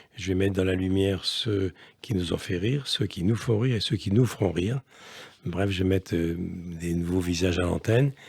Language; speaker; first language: French; native; French